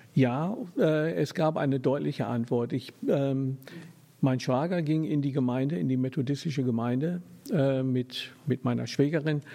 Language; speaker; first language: German; non-native, fluent; English